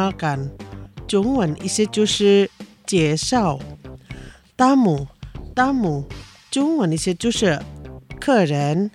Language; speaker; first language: Chinese; non-native, learner; Indonesian